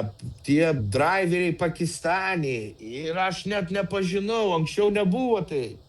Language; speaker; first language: Lithuanian; non-native, local second language; Russian